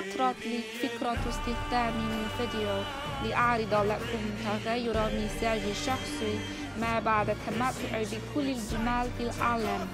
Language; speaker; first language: Arabic; non-native, learner; Chinese